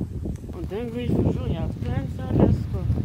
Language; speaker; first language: French; native; French